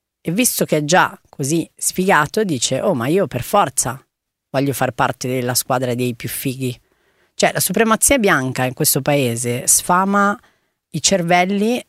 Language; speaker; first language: Italian; early bilingual, other home language; Tigrinya